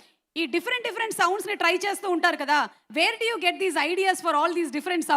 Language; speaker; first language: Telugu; native; Telugu